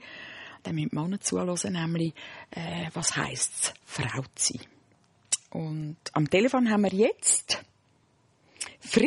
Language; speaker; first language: German; native; German